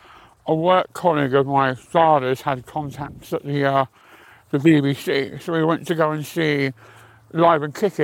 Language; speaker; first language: English; native; English